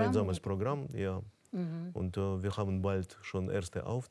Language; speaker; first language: German; non-native, fluent; Russian